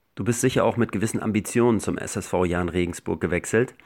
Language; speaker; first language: German; native; German